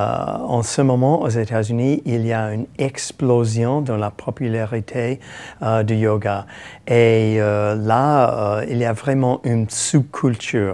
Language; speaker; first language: French; non-native, fluent; English